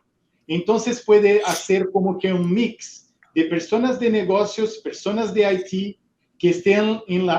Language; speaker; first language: Spanish; non-native, fluent; Portuguese